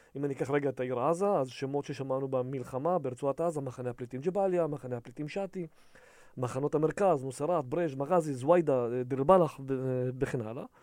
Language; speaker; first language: Hebrew; early bilingual, other home language; Russian